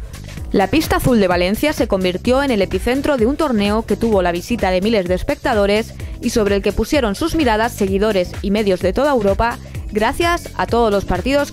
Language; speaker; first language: Spanish; native; Spanish